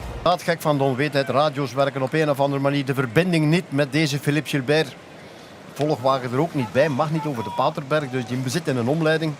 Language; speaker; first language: Dutch; native; Dutch